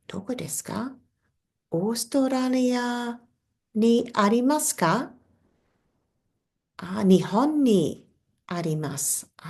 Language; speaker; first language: Japanese; non-native, fluent; English